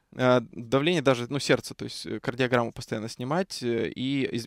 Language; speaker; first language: Russian; native; Russian